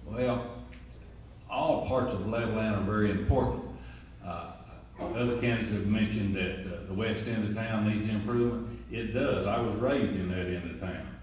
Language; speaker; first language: English; native; English